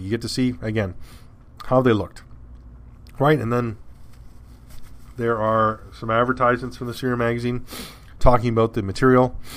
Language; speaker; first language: English; native; English